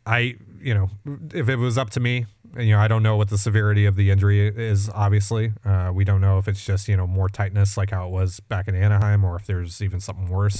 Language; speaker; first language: English; native; English